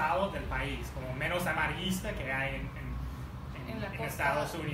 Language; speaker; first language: Spanish; early bilingual, heritage; Spanish